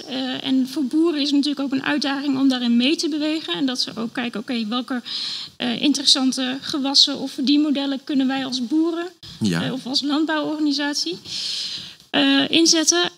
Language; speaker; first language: Dutch; native; Dutch